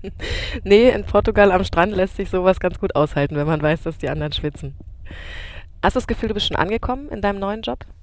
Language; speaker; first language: German; native; German